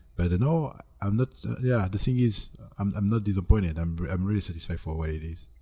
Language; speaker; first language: English; non-native, fluent; French